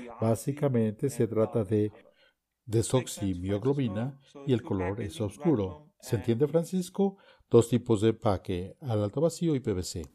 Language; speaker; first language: Spanish; non-native, fluent; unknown